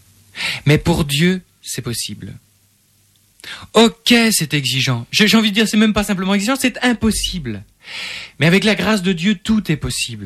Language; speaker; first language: French; native; French